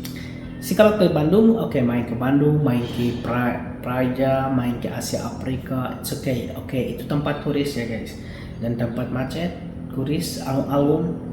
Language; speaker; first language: Indonesian; non-native, fluent; Arabic